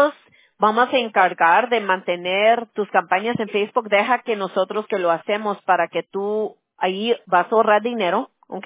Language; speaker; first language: Spanish; early bilingual, other home language; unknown